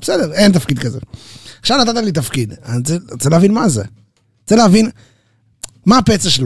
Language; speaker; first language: Hebrew; native; Hebrew